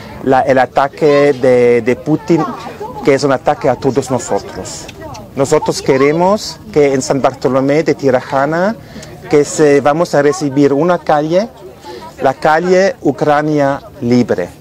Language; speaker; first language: Spanish; non-native, fluent; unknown